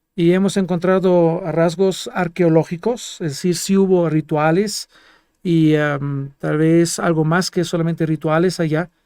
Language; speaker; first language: Spanish; non-native, fluent; Greek